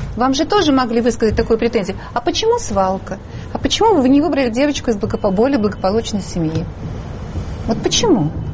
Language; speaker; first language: Russian; native; Russian